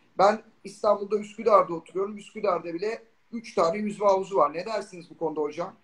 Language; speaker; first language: Turkish; native; Turkish